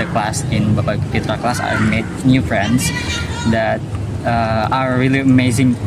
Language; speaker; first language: English; non-native, learner; Indonesian